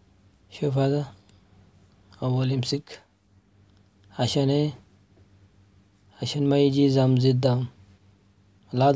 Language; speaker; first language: Arabic; non-native, learner; Urdu